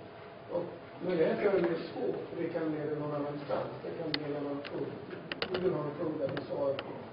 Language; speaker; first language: Swedish; non-native, fluent; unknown